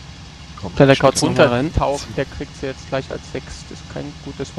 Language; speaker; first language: German; native; German